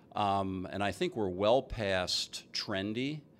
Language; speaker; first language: English; native; English